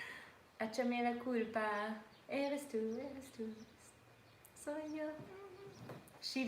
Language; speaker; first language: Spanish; non-native, learner; English